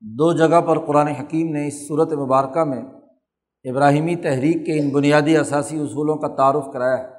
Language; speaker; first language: Urdu; non-native, local second language; Punjabi